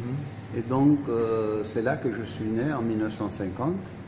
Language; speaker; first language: French; non-native, fluent; Turkish